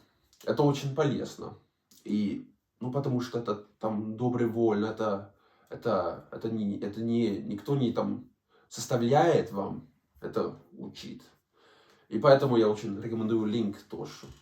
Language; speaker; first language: Russian; non-native, fluent; Danish